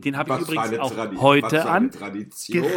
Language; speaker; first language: German; native; German